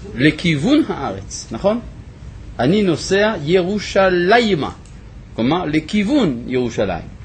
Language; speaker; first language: Hebrew; non-native, fluent; French